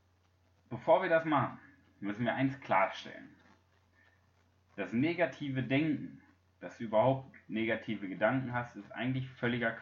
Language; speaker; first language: German; native; German